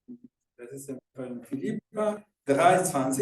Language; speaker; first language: German; non-native, fluent; Rundi